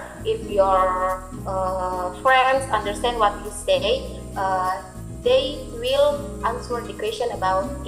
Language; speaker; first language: English; non-native, learner; Indonesian